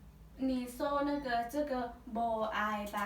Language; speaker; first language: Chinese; non-native, learner; Lao